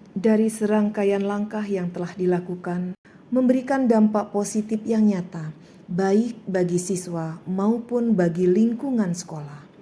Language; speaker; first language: Indonesian; native; Indonesian